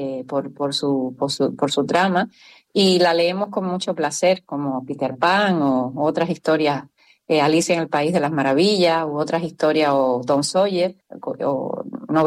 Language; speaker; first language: Spanish; native; Spanish